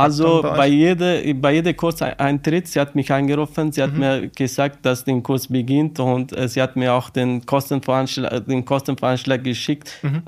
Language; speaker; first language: German; non-native, learner; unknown